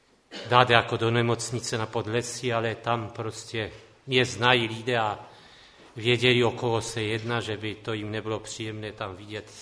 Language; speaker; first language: Czech; non-native, local second language; Polish